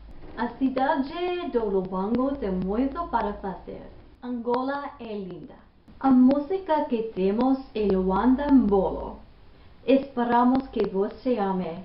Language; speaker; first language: Portuguese; non-native, learner; English